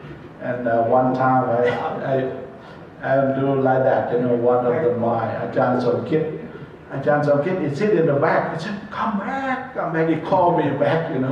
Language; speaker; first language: English; non-native, learner; Thai